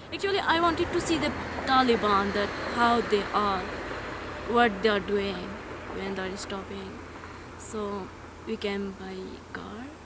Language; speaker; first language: English; non-native, learner; Persian